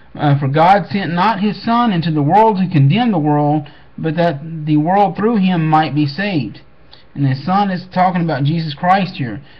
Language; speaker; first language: English; native; English